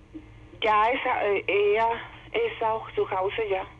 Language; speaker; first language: German; non-native, learner; Spanish